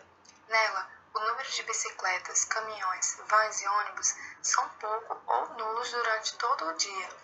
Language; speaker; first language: Portuguese; native; Portuguese